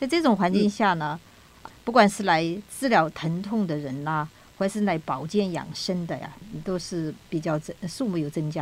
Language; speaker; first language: Chinese; native; Chinese